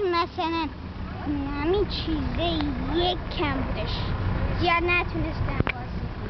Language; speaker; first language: Persian; early bilingual, heritage; Persian